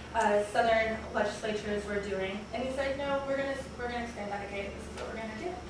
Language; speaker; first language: English; native; English